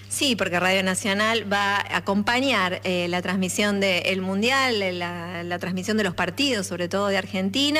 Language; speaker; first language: Spanish; native; Spanish